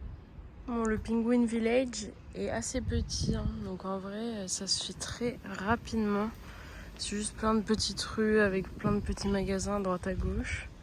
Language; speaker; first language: French; native; French